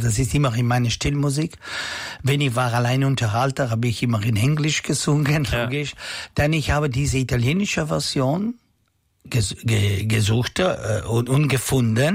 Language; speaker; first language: German; non-native, local second language; Italian